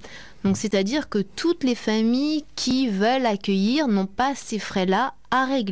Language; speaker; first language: French; native; French